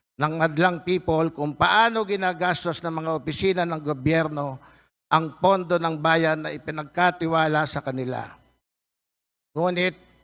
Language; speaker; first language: Filipino; native; Filipino